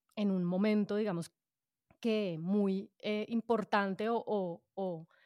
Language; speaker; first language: Spanish; native; Spanish